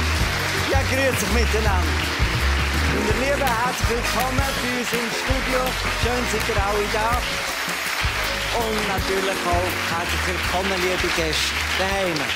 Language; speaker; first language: German; native; German